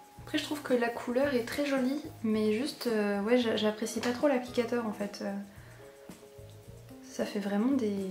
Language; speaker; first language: French; native; French